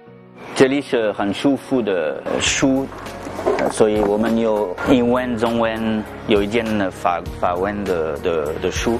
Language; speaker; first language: Chinese; non-native, learner; French